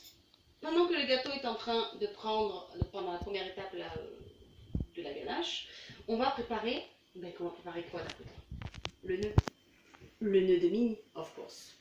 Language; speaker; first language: French; native; French